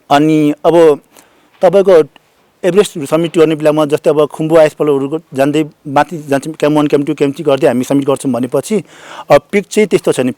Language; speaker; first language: Nepali; non-native, local second language; Sherpa